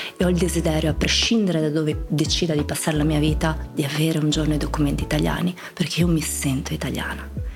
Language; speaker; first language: Italian; early bilingual, other home language; Croatian